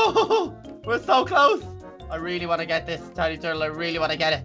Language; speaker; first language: English; native; English